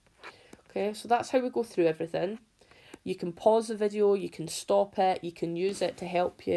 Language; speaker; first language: English; native; English